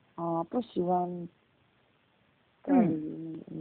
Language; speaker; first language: Chinese; non-native, learner; Korean